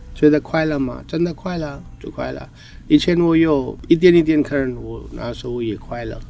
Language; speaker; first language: Chinese; non-native, fluent; Hindi